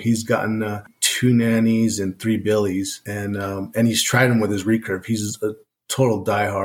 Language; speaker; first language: English; native; English